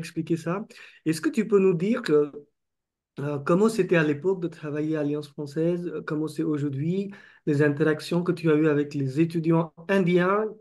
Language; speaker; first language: French; non-native, fluent; Marathi